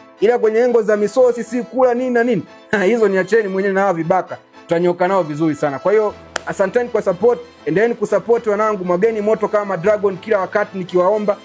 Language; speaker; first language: Swahili; native; Swahili